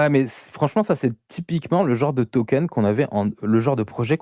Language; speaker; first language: French; native; French